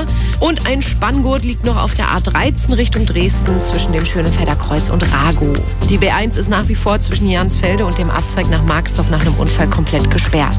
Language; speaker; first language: German; native; German